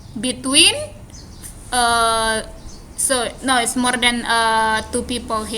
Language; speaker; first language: English; non-native, fluent; Indonesian